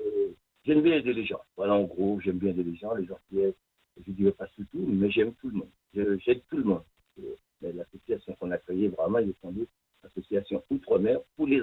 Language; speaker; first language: French; native; French